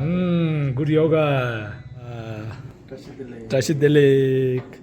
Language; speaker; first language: English; non-native, learner; Tibetan